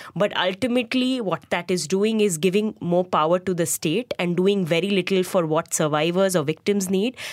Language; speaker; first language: English; non-native, local second language; Hindi